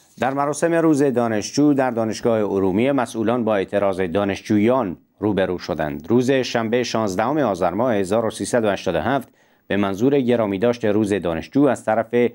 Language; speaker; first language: Persian; non-native, local second language; Central Kurdish